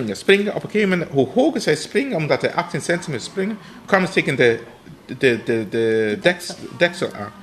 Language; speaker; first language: Dutch; non-native, fluent; English